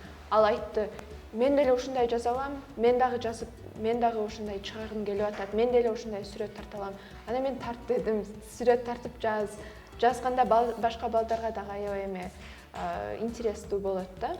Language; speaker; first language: Kyrgyz; early bilingual, heritage; Kyrgyz